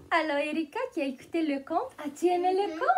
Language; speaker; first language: French; non-native, fluent; Romanian